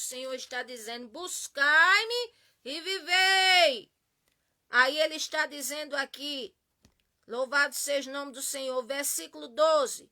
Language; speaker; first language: Portuguese; native; Portuguese